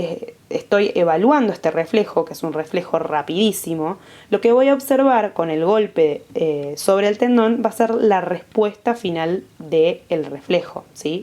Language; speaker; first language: Spanish; native; Spanish